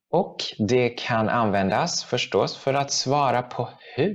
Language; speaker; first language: Swedish; non-native, fluent; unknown